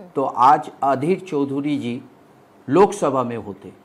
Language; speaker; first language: Hindi; non-native, local second language; Bangla